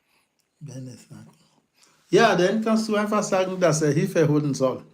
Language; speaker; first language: German; non-native, learner; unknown